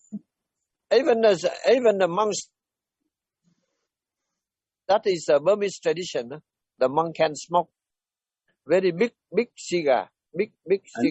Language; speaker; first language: English; non-native, learner; Vietnamese